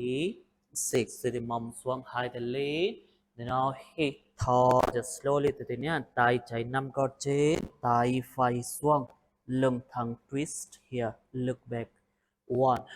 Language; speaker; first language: Vietnamese; non-native, learner; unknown